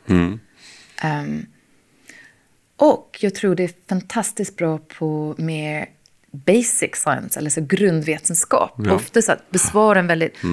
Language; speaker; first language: Swedish; non-native, fluent; English